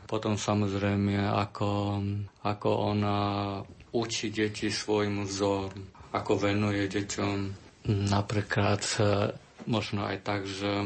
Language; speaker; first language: Slovak; non-native, learner; Chinese